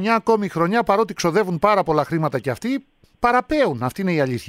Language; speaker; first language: Greek; native; Greek